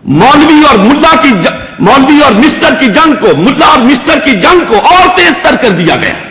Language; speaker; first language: Urdu; non-native, local second language; Punjabi